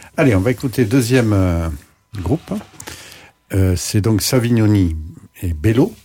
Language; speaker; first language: French; native; French